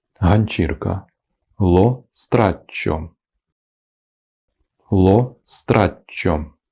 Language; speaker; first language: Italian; non-native, fluent; Ukrainian